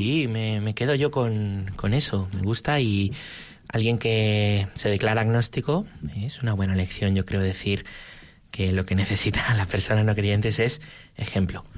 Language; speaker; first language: Spanish; native; Spanish